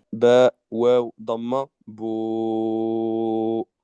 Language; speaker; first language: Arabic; non-native, learner; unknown